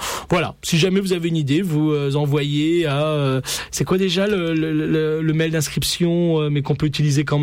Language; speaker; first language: French; native; French